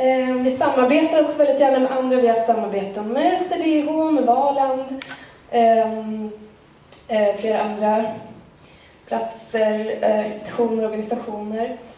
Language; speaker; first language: Swedish; native; Swedish